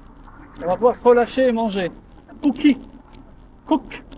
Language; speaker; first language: French; native; French